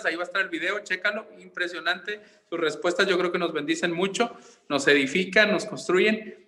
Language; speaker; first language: Spanish; native; Spanish